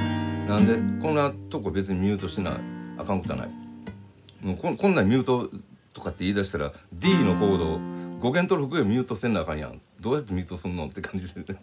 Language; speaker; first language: Japanese; native; Japanese